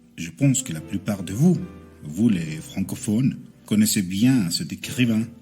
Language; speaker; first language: French; non-native, fluent; Spanish